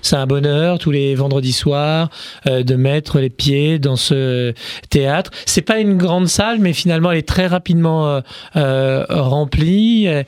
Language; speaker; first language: French; native; French